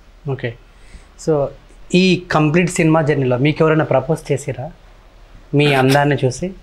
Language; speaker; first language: Telugu; native; Telugu